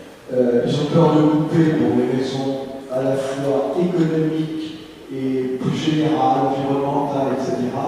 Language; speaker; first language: French; native; French